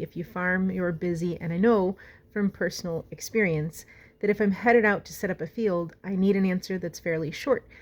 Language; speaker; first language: English; native; English